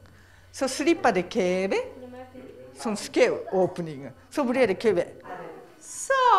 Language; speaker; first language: Danish; non-native, fluent; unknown